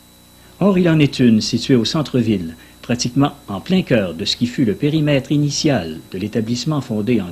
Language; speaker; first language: French; native; French